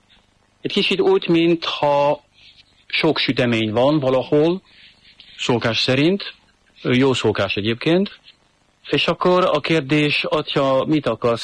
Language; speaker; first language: Hungarian; non-native, fluent; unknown